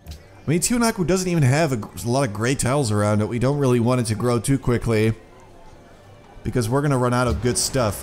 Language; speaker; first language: English; native; English